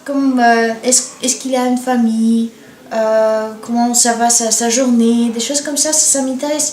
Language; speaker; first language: French; non-native, learner; Bulgarian